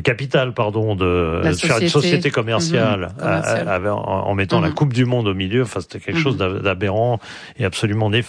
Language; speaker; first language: French; native; French